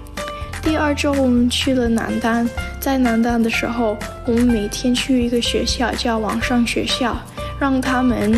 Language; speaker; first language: Chinese; non-native, learner; English